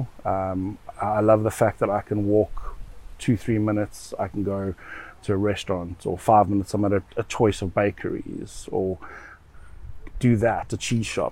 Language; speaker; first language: English; native; English